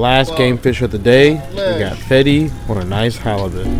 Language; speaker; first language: English; native; English